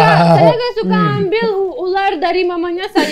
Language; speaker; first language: Indonesian; non-native, learner; Russian